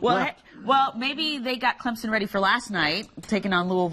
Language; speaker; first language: English; native; English